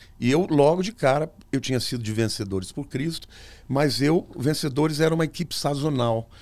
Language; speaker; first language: Portuguese; native; Portuguese